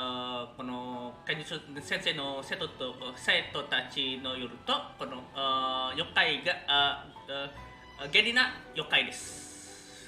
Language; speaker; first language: Japanese; non-native, learner; Indonesian